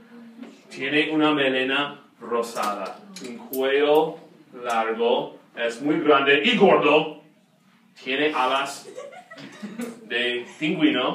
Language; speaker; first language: Spanish; non-native, fluent; English